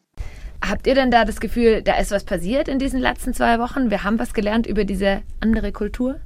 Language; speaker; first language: German; native; German